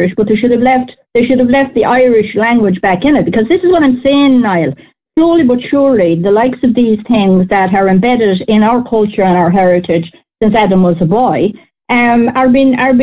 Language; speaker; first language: English; native; English